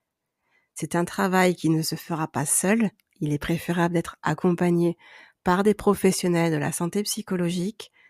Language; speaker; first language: French; native; French